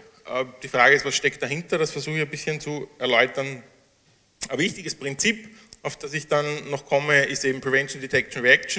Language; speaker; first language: German; native; German